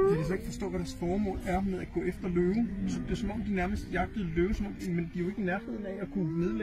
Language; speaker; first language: Danish; native; Danish